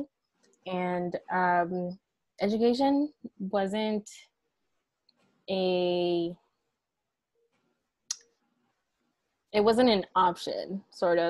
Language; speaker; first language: English; native; English